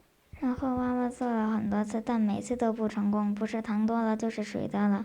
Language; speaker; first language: Chinese; early bilingual, heritage; Chinese